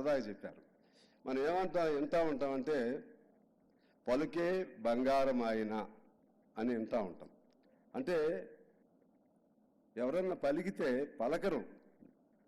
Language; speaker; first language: Telugu; native; Telugu